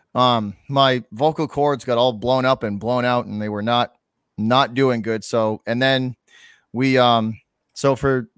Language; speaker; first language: English; native; English